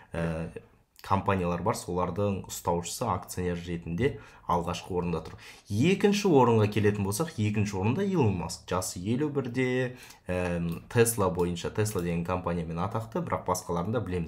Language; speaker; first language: Kazakh; native; Kazakh